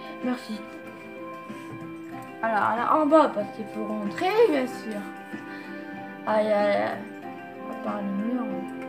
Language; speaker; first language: French; native; French